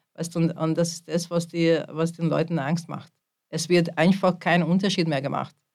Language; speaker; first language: German; non-native, fluent; Hungarian